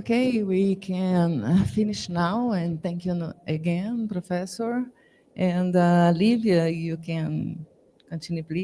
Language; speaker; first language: English; non-native, learner; Portuguese